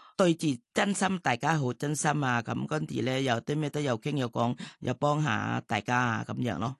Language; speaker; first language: Cantonese; non-native, fluent; Thai